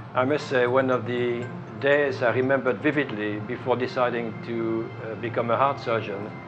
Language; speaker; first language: English; non-native, fluent; French